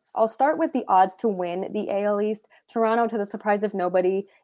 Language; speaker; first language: English; native; English